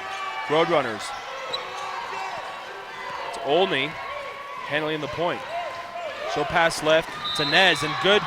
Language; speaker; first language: English; native; English